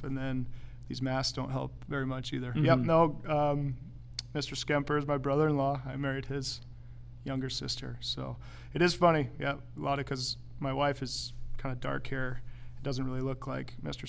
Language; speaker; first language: English; native; English